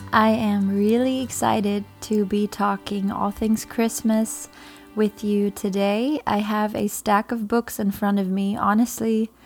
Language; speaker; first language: English; non-native, fluent; German